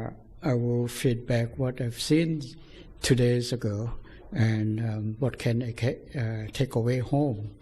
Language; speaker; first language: English; non-native, fluent; Thai